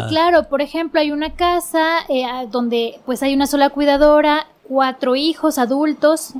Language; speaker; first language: Spanish; native; Spanish